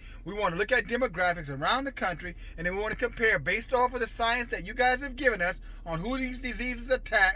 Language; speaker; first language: English; native; English